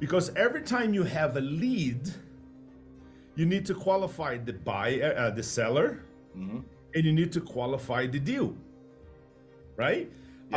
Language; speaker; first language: English; non-native, fluent; Portuguese